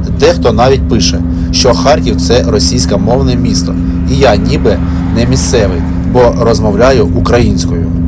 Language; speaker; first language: Ukrainian; non-native, local second language; Russian